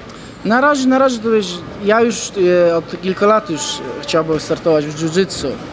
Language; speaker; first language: Polish; non-native, fluent; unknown